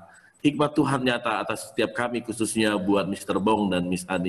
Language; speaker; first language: Indonesian; native; Indonesian